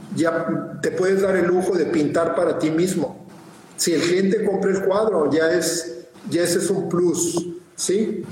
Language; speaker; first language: Spanish; native; Spanish